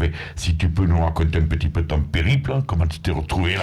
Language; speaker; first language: French; native; French